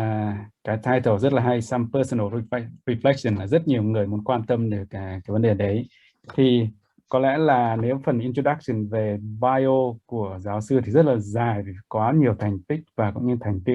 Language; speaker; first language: Vietnamese; native; Vietnamese